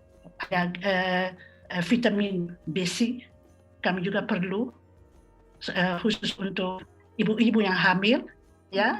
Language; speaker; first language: Indonesian; non-native, fluent; Dutch